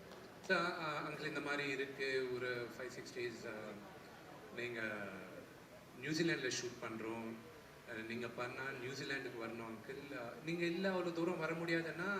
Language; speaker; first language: Tamil; non-native, local second language; Telugu